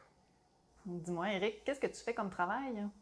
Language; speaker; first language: French; native; French